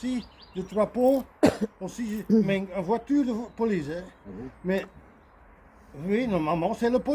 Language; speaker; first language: French; non-native, learner; Dutch